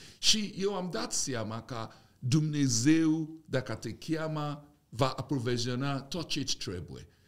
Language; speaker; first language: Romanian; non-native, fluent; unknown